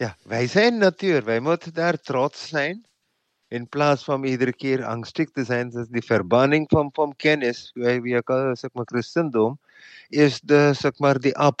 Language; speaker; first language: Dutch; non-native, fluent; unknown